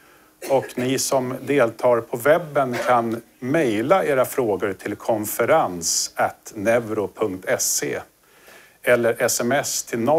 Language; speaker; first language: Swedish; native; Swedish